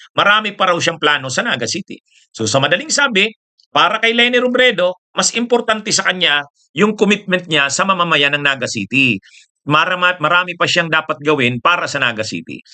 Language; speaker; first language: Filipino; non-native, local second language; Bikol